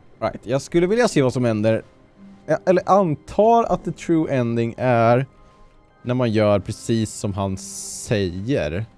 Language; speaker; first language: Swedish; native; Swedish